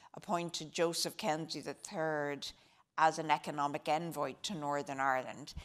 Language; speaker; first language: English; native; English